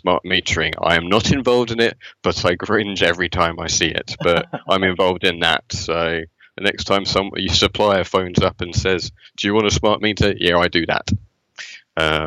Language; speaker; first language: English; native; English